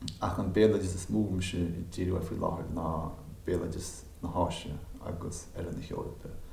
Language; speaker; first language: Irish; native; Irish